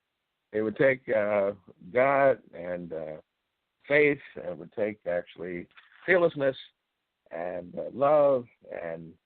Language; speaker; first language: English; native; English